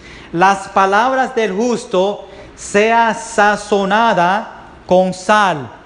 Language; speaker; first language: Spanish; early bilingual, heritage; Spanish